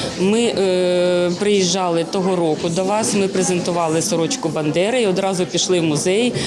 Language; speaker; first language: Ukrainian; native; Ukrainian